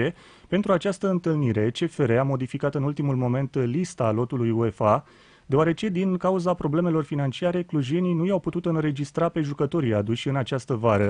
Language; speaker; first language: Romanian; native; Romanian